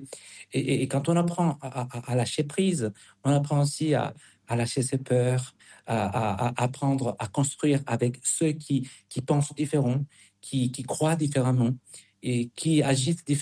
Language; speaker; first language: French; non-native, fluent; Spanish